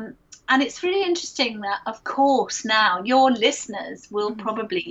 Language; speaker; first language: English; native; English